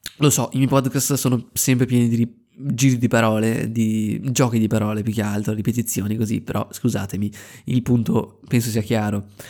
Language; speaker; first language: Italian; native; Italian